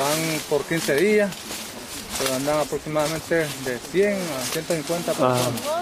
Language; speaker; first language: Spanish; native; Spanish